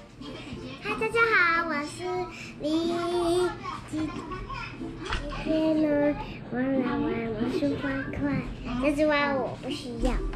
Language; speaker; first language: Chinese; native; Chinese